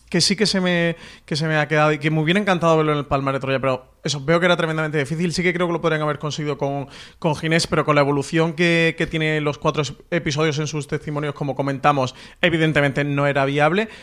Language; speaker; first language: Spanish; native; Spanish